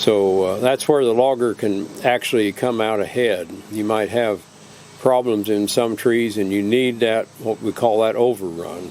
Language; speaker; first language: English; native; English